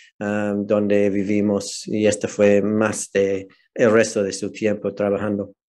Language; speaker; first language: Spanish; non-native, fluent; English